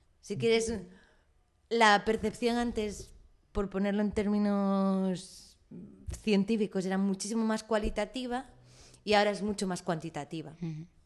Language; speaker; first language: Spanish; native; Spanish